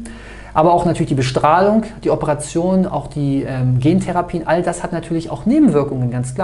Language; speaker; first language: German; native; German